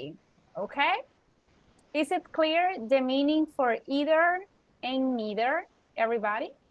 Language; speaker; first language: English; non-native, fluent; Spanish